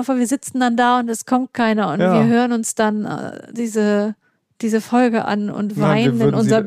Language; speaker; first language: German; native; German